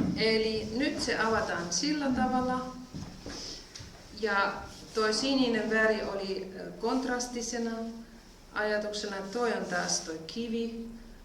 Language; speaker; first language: Finnish; non-native, fluent; German